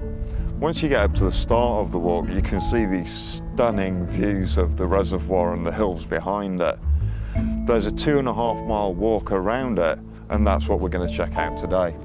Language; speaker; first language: English; native; English